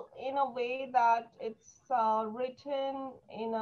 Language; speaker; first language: English; non-native, local second language; Hindi